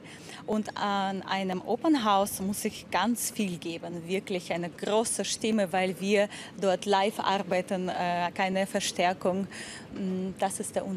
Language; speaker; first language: German; non-native, fluent; Russian